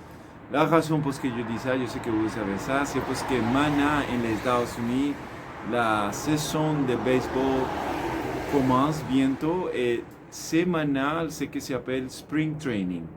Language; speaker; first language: French; non-native, learner; Spanish